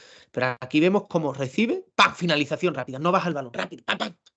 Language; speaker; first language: Spanish; native; Spanish